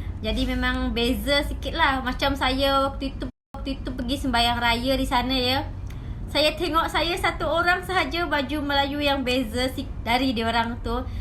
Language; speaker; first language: Malay; native; Malay